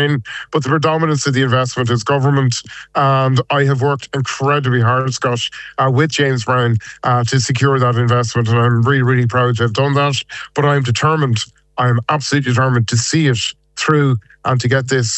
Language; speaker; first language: English; native; English